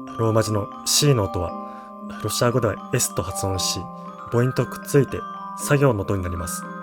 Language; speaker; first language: Japanese; native; Japanese